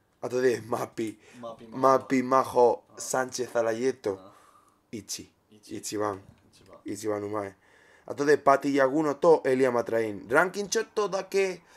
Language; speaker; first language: Japanese; non-native, learner; Spanish